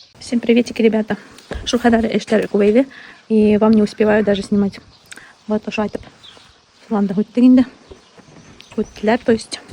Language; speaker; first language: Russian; non-native, local second language; Bashkir